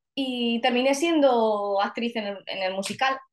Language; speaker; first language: Spanish; native; Spanish